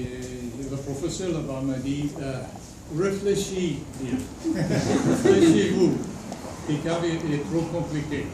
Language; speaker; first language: French; non-native, fluent; English